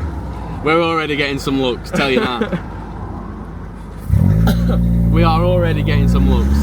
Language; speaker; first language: English; native; English